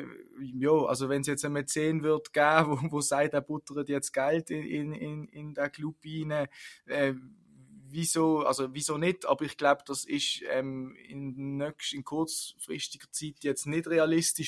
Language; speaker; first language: German; native; German